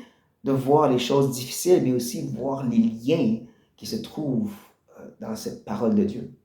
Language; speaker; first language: French; native; French